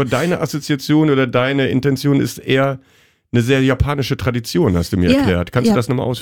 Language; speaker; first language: German; native; German